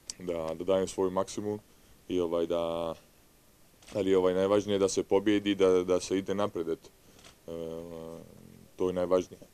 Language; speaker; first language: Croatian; early bilingual, heritage; Italian